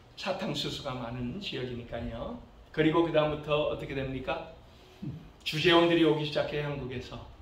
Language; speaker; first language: Korean; early bilingual, other home language; English